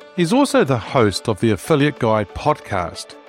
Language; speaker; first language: English; native; English